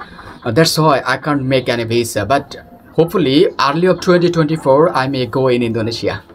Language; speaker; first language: English; non-native, local second language; Bangla